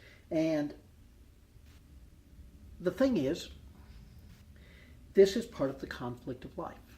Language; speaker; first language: English; native; English